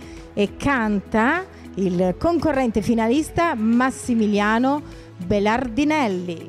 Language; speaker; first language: Italian; native; Italian